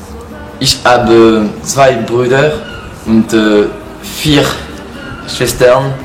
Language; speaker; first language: German; non-native, learner; French